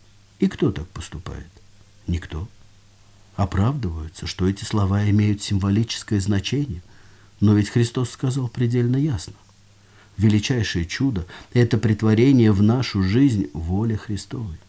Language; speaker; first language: Russian; native; Russian